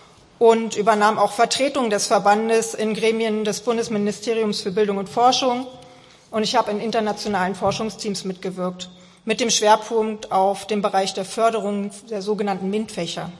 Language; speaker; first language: German; native; German